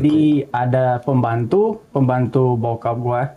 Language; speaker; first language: Indonesian; non-native, fluent; Dutch